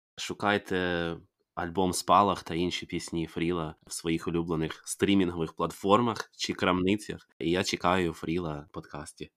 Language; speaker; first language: Ukrainian; native; Ukrainian